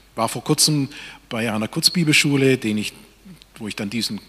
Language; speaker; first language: German; native; German